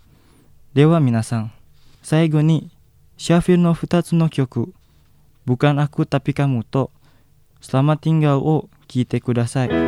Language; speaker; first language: Japanese; non-native, fluent; Indonesian